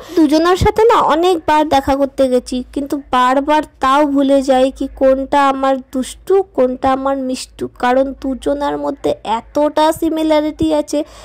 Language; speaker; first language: Bangla; non-native, local second language; Hindi